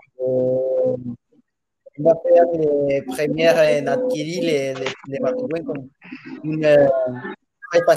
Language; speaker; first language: French; non-native, learner; Spanish